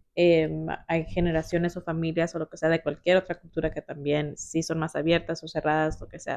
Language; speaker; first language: Spanish; early bilingual, heritage; Spanish